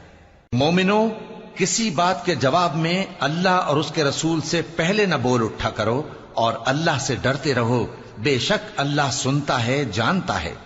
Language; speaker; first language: Urdu; native; Urdu